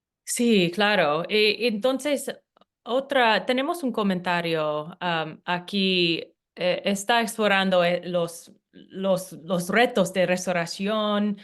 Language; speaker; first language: Spanish; non-native, fluent; English